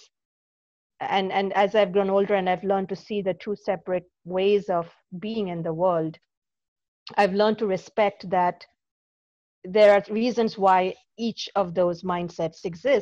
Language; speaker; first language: English; non-native, local second language; Bangla